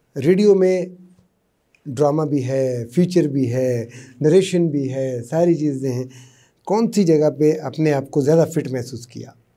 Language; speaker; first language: Urdu; non-native, local second language; Punjabi